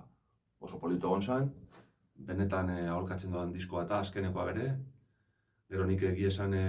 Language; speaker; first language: Basque; native; Basque